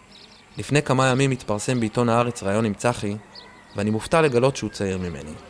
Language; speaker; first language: Hebrew; native; Hebrew